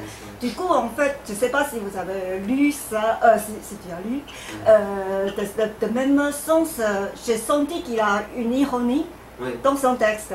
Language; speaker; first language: French; non-native, fluent; Chinese